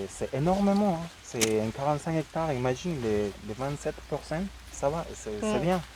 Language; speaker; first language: French; non-native, fluent; Spanish